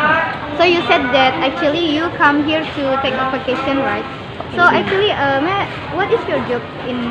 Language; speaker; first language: English; non-native, learner; Indonesian